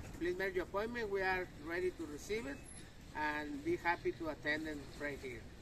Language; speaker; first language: English; non-native, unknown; Spanish